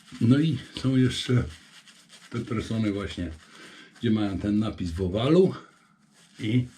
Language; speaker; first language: Polish; native; Polish